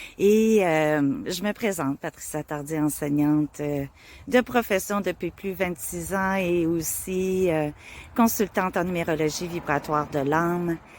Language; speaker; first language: French; native; French